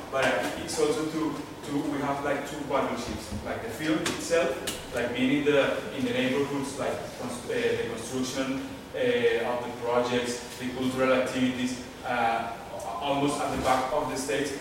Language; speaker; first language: English; non-native, fluent; Spanish